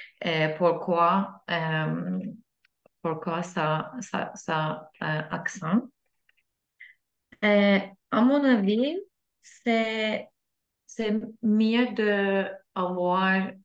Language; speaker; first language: French; non-native, learner; Turkish